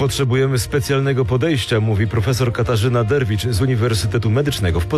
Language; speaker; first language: Polish; native; Polish